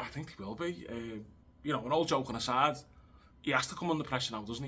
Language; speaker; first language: English; native; English